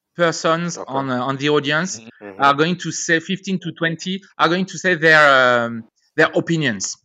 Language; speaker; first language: English; non-native, fluent; French